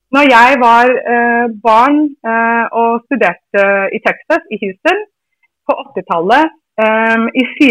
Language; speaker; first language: Norwegian; non-native, fluent; English